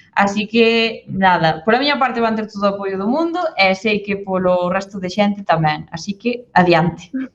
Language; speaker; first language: Galician; native; Galician